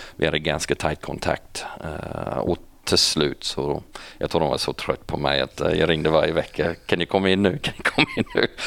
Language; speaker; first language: Swedish; non-native, fluent; English